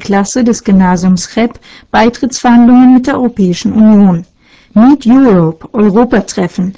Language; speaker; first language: German; native; German